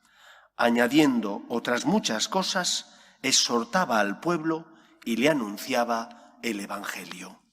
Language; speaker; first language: Spanish; native; Spanish